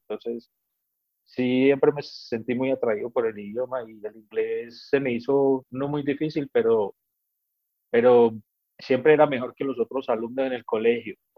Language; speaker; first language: Spanish; native; Spanish